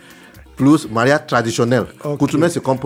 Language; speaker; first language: French; non-native, learner; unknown